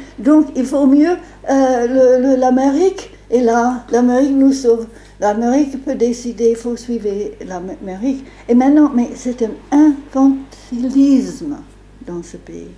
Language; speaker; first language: French; non-native, fluent; English